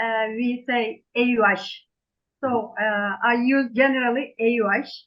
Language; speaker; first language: English; non-native, fluent; Turkish